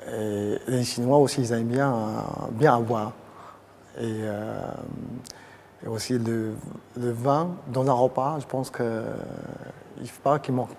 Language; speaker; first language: French; non-native, fluent; Chinese